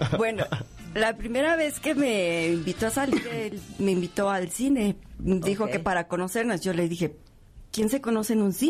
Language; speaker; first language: Spanish; native; Spanish